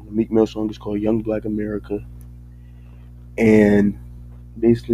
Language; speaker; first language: English; native; English